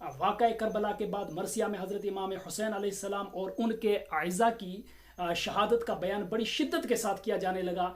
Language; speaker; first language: Urdu; non-native, local second language; Kashmiri